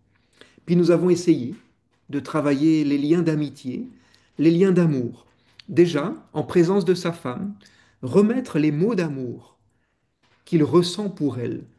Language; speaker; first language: French; native; French